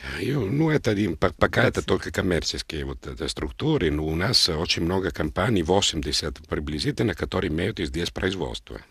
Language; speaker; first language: Russian; non-native, fluent; Italian